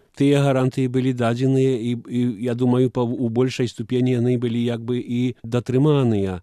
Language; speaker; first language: Belarusian; native; Belarusian